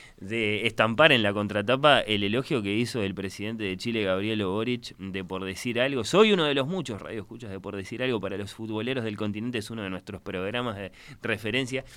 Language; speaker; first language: Spanish; native; Spanish